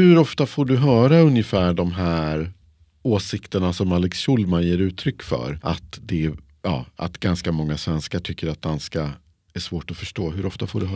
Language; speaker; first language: Swedish; native; Swedish